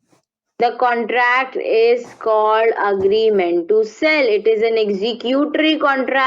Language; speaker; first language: English; non-native, local second language; Hindi